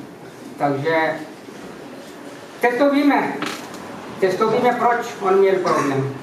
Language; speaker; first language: Czech; non-native, fluent; Ukrainian